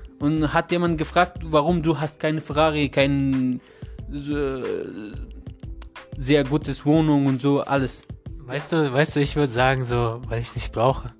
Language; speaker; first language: German; non-native, learner; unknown